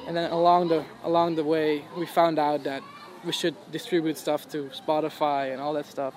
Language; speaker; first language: English; non-native, fluent; Dutch